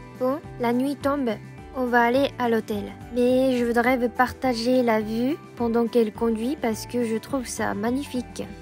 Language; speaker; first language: French; non-native, fluent; Japanese